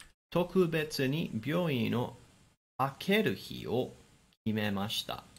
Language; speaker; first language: Japanese; non-native, fluent; English